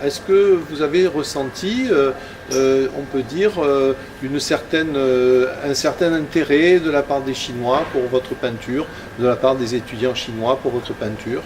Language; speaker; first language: French; native; French